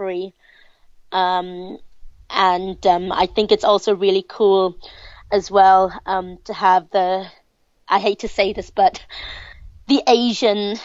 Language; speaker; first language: English; native; English